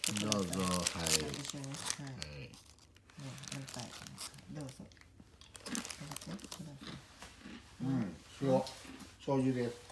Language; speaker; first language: Japanese; native; Japanese